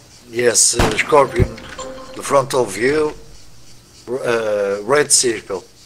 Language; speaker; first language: English; non-native, learner; Portuguese